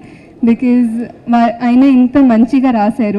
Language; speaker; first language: Telugu; non-native, fluent; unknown